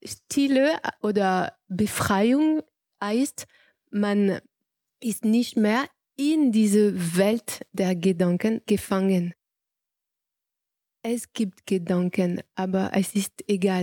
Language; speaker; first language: German; non-native, fluent; French